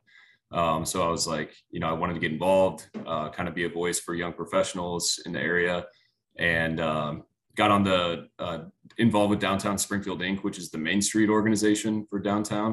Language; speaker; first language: English; native; English